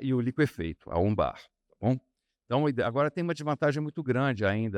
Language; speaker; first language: Portuguese; native; Portuguese